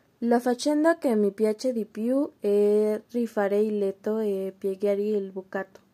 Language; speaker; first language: Italian; non-native, learner; Spanish